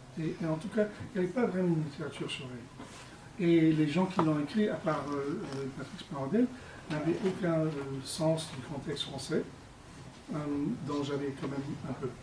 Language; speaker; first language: French; non-native, fluent; English